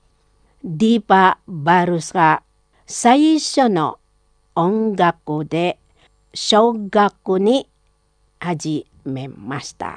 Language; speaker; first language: Japanese; non-native, fluent; Indonesian